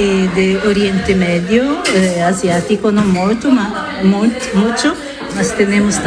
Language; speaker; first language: Spanish; non-native, learner; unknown